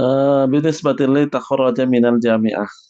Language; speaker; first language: Arabic; non-native, learner; Indonesian